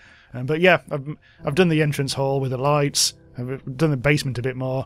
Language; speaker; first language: English; native; English